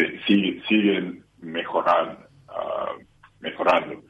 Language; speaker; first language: Spanish; non-native, learner; English